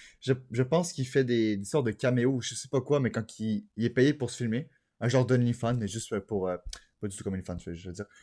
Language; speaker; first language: French; native; French